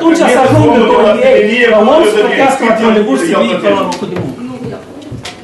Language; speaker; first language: Romanian; native; Romanian